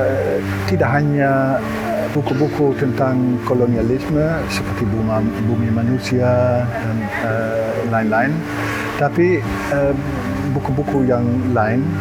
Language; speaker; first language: Indonesian; non-native, fluent; Dutch